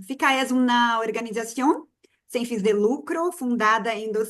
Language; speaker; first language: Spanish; non-native, fluent; Portuguese